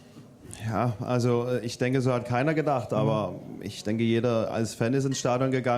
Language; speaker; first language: German; native; German